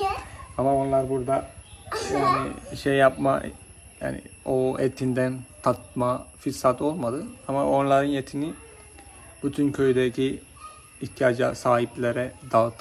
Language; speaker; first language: Turkish; non-native, fluent; Malayalam